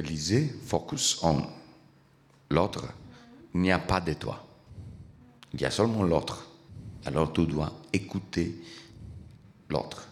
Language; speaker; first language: French; non-native, learner; Italian